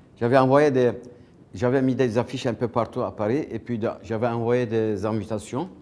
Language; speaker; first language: French; non-native, fluent; Turkish